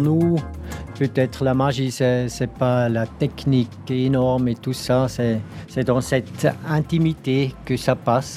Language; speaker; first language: French; non-native, local second language; German